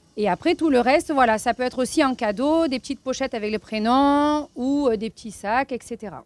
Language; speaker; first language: French; native; French